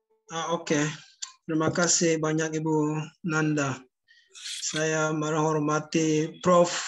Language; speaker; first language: Indonesian; non-native, learner; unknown